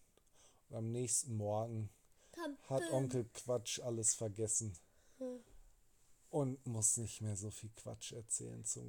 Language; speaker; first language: German; native; German